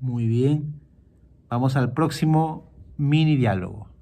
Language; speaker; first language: Spanish; non-native, fluent; Portuguese